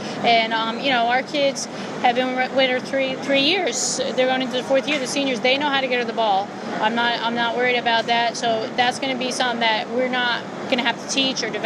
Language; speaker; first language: English; native; English